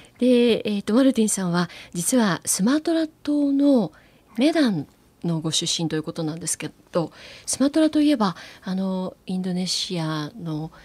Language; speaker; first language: Japanese; native; Japanese